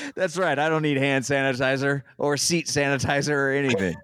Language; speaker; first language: English; native; English